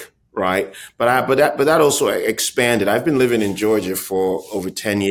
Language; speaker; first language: English; non-native, local second language; Akan